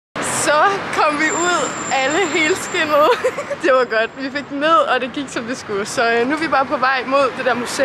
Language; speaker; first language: Danish; native; Danish